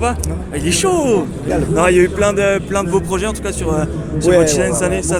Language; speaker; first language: French; native; French